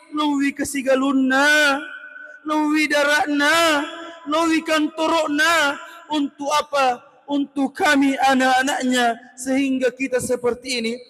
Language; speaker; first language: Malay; non-native, local second language; Buginese